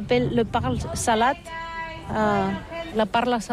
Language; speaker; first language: French; non-native, learner; Catalan